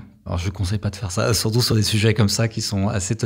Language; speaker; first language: French; native; French